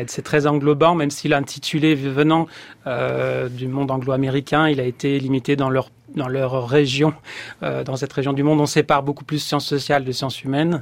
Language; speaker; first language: French; native; French